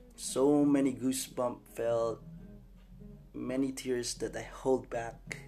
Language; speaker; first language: English; non-native, local second language; Filipino